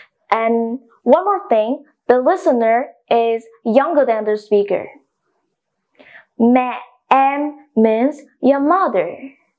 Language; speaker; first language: English; non-native, fluent; Vietnamese